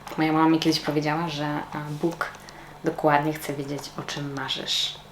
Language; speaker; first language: Polish; native; Polish